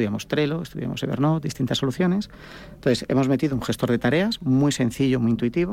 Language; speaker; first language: Spanish; native; Spanish